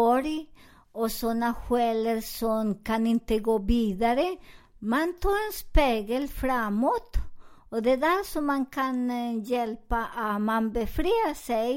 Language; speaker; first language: Swedish; non-native, learner; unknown